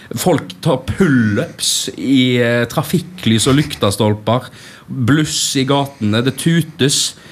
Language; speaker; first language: Norwegian; native; Norwegian